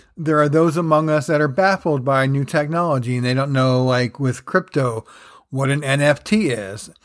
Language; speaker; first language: English; native; English